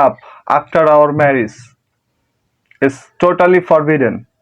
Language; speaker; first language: English; non-native, learner; Bangla